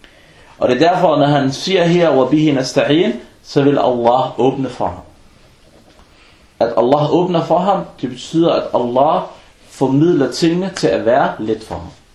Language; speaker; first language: Danish; early bilingual, other home language; Arabic